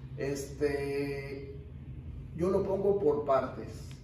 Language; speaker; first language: Spanish; native; Spanish